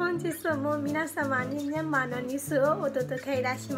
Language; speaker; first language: Japanese; non-native, learner; Burmese